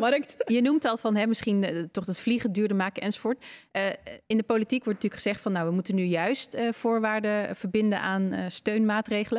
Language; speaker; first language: Dutch; native; Dutch